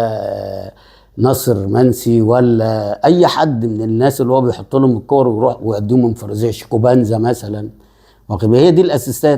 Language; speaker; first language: Arabic; native; Arabic